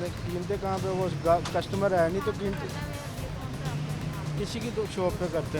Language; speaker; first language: Hindi; non-native, local second language; Punjabi